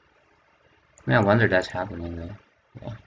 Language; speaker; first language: English; non-native, fluent; Chinese